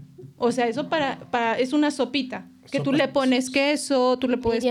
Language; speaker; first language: Spanish; native; Spanish